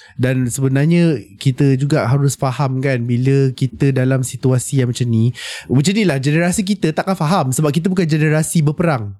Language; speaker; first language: Malay; native; Malay